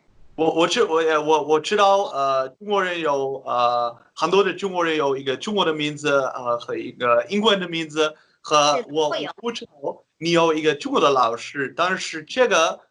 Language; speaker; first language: Chinese; non-native, learner; Dutch